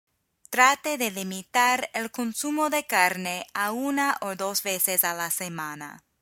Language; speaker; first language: Spanish; non-native, fluent; English